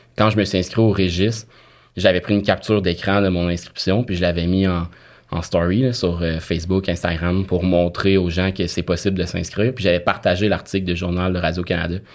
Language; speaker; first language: French; native; French